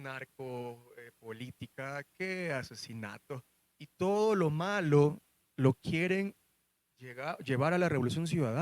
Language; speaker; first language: Spanish; native; Spanish